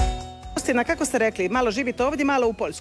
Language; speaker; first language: Serbian; native; Serbian